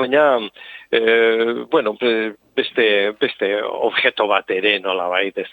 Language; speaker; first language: Basque; non-native, local second language; Spanish